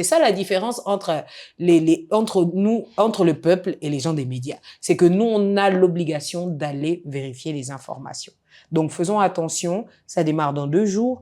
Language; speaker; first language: French; native; French